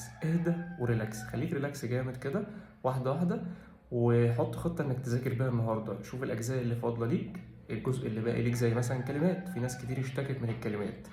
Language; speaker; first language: Arabic; native; Arabic